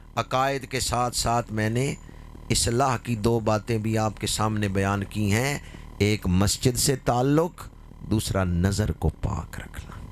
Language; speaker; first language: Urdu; non-native, local second language; Punjabi